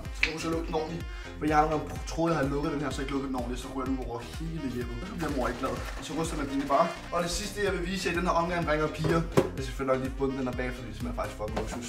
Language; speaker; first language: Danish; native; Danish